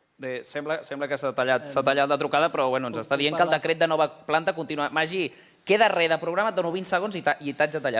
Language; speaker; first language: Catalan; native; Catalan